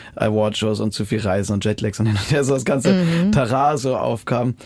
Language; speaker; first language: German; native; German